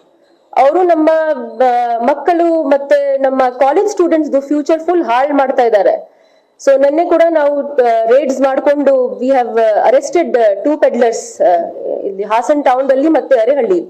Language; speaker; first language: Kannada; non-native, fluent; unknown